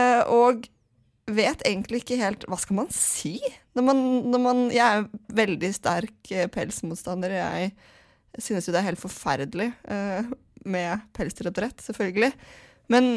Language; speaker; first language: Norwegian; native; Norwegian